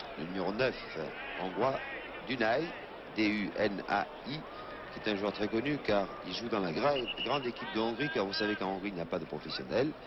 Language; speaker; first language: French; native; French